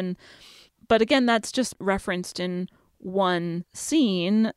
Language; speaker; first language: English; native; English